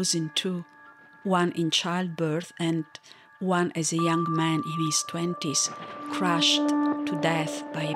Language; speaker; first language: English; non-native, fluent; Italian